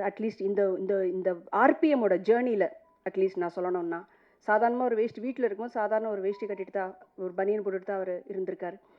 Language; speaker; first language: Tamil; native; Tamil